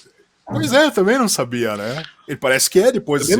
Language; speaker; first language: Portuguese; native; Portuguese